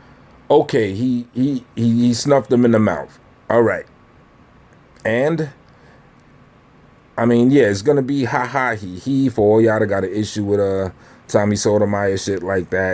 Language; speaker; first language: English; native; English